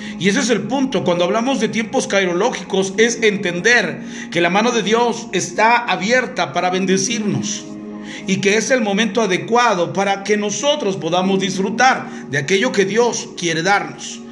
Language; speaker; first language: Spanish; native; Spanish